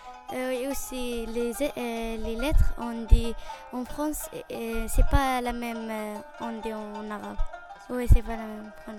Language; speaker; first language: French; non-native, learner; Arabic